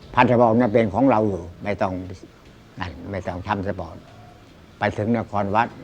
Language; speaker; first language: Thai; native; Thai